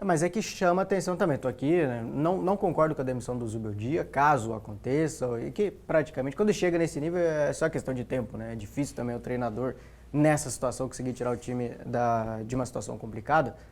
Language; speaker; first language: Portuguese; native; Portuguese